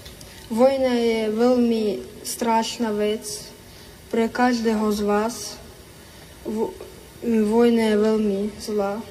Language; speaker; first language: Slovak; early bilingual, other home language; Ukrainian